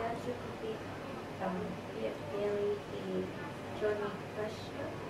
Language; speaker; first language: Russian; non-native, learner; English